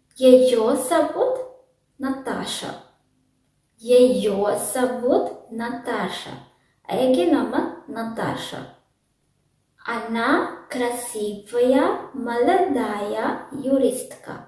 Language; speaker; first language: Russian; non-native, learner; Sinhala